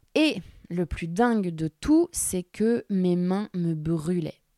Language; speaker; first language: French; native; French